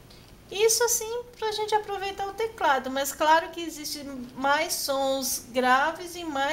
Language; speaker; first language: Portuguese; native; Portuguese